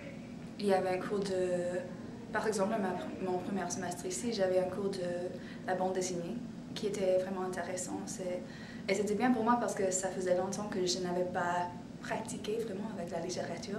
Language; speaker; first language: French; non-native, fluent; English